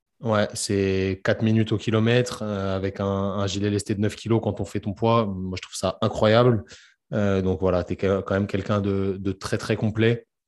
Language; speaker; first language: French; native; French